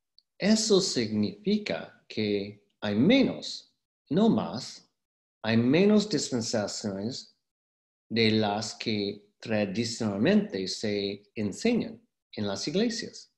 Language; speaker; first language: Spanish; non-native, fluent; English